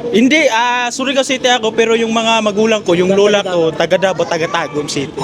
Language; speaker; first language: Filipino; non-native, local second language; Cebuano